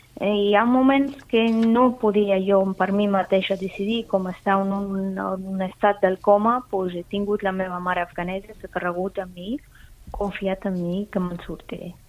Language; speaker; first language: Catalan; non-native, fluent; Persian